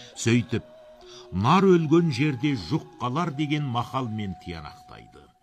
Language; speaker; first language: Kazakh; native; Kazakh